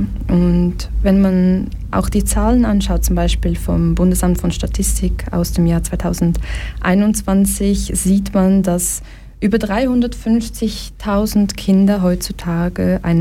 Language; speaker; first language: German; early bilingual, other home language; Portuguese